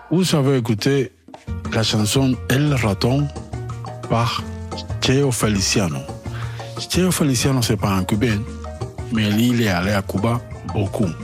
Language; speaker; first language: French; non-native, learner; Spanish